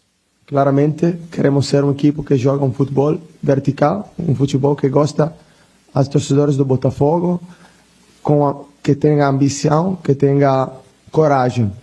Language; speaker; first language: Portuguese; non-native, learner; Italian